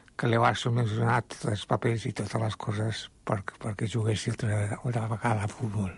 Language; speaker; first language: Catalan; early bilingual, other home language; Spanish